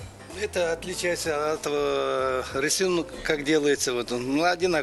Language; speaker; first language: Russian; non-native, learner; Kyrgyz